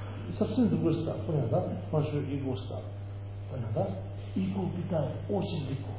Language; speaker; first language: Russian; non-native, learner; Tibetan